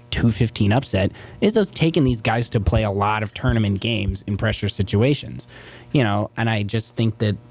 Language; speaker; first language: English; native; English